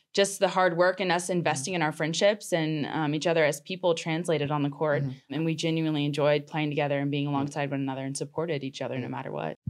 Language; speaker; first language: English; native; English